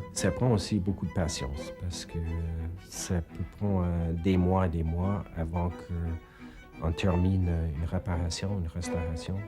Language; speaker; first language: French; non-native, fluent; English